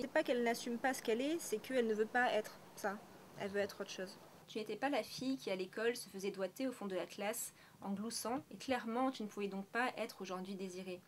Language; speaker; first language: French; native; French